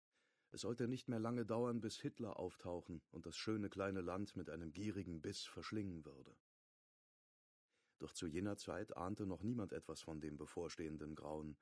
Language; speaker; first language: German; native; German